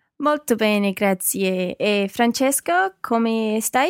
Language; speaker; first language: Italian; non-native, learner; English